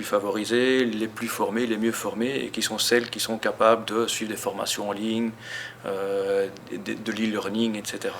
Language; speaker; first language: French; native; French